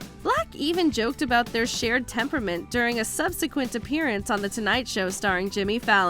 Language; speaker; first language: English; native; English